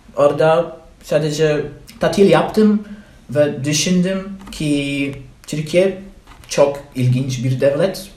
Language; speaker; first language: Turkish; non-native, learner; Polish